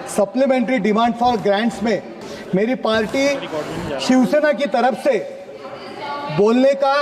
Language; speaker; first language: Hindi; non-native, local second language; Marathi